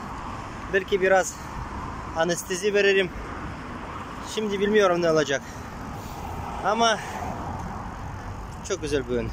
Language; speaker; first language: Turkish; non-native, learner; Russian